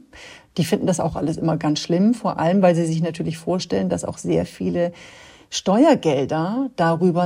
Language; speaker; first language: German; native; German